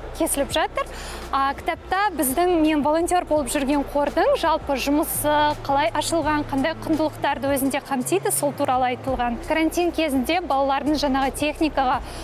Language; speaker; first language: Kazakh; non-native, local second language; Russian